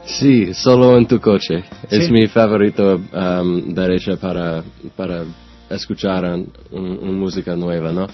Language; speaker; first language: Spanish; non-native, learner; English